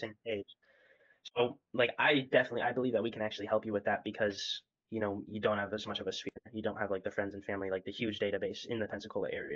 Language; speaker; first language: English; native; English